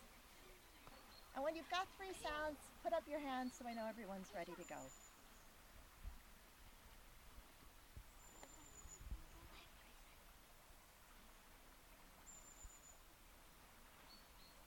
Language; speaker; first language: English; native; English